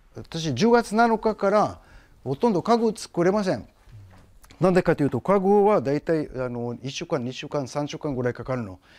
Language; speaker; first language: Japanese; non-native, fluent; Hebrew